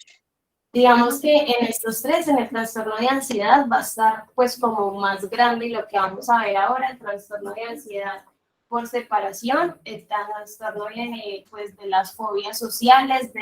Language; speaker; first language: Spanish; native; Spanish